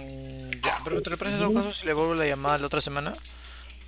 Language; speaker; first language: Spanish; native; Spanish